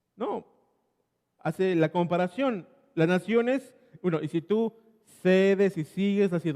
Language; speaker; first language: Spanish; native; Spanish